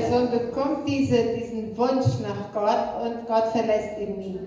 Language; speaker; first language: German; non-native, fluent; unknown